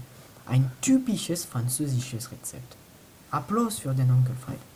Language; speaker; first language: German; non-native, learner; French